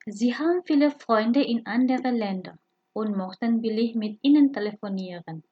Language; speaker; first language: German; non-native, fluent; Indonesian